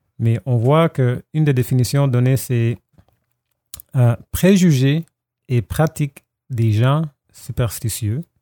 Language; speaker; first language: French; non-native, fluent; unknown